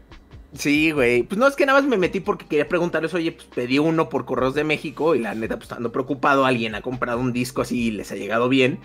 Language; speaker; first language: Spanish; native; Spanish